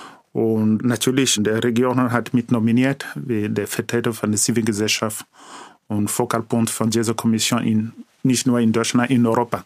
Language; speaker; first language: German; non-native, learner; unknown